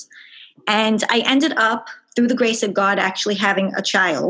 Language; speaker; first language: English; native; English